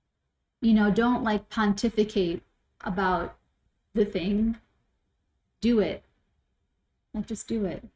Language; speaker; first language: English; native; English